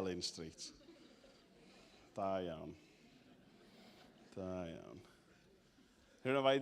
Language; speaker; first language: Welsh; native; Welsh